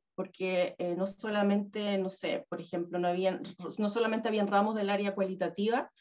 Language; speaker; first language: Spanish; native; Spanish